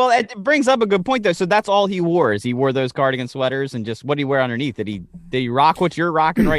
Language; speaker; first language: English; native; English